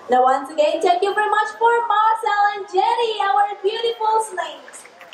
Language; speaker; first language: English; non-native, fluent; Indonesian